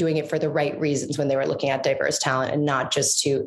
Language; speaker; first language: English; native; English